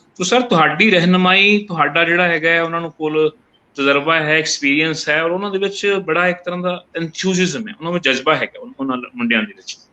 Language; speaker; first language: Punjabi; native; Punjabi